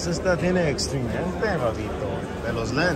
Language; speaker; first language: Spanish; early bilingual, heritage; English